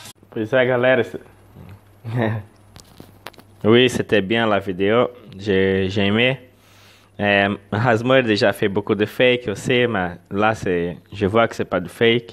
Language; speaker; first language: French; non-native, learner; Portuguese